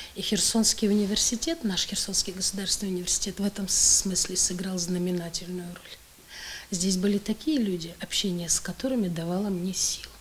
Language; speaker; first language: Russian; native; Russian